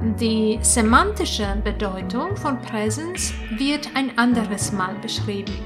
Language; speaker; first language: German; non-native, fluent; Polish